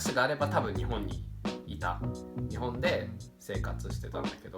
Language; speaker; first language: Japanese; native; Japanese